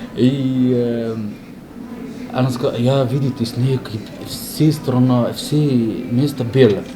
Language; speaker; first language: Russian; non-native, learner; Arabic